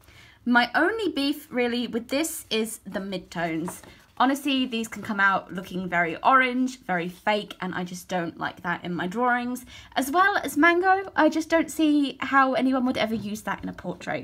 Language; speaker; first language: English; native; English